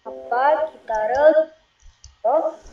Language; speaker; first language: Korean; non-native, learner; Indonesian